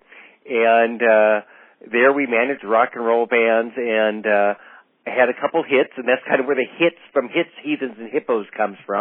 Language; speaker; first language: English; native; English